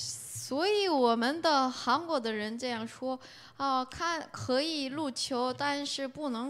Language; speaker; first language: Chinese; non-native, learner; Korean